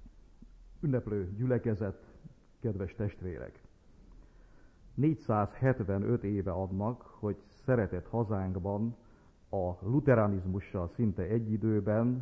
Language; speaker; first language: Hungarian; native; Hungarian